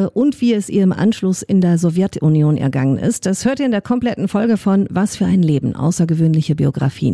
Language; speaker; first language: German; native; German